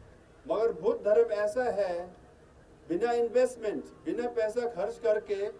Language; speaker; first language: Hindi; non-native, learner; Tibetan